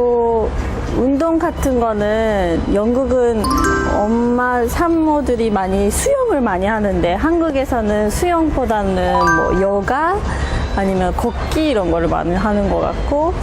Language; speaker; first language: Korean; non-native, fluent; English